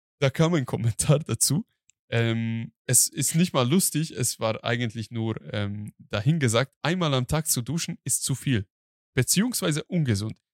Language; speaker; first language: German; non-native, fluent; Hungarian